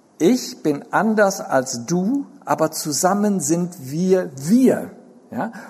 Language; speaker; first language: German; native; German